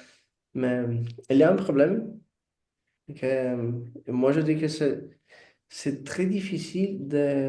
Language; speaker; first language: French; non-native, fluent; Portuguese